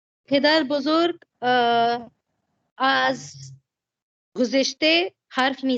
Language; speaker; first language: Persian; non-native, learner; Urdu